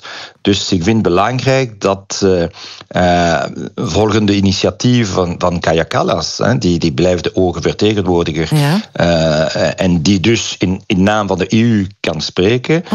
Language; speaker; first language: Dutch; non-native, local second language; French